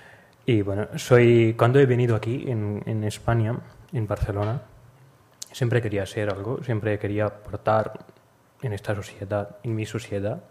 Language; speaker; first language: Spanish; non-native, learner; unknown